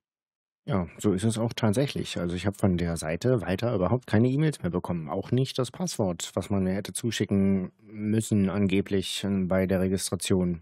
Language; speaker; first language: German; native; German